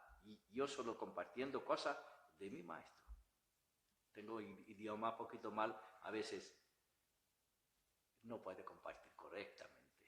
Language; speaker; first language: Spanish; non-native, learner; Bangla